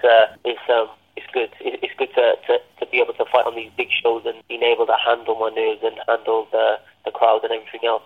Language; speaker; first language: English; native; English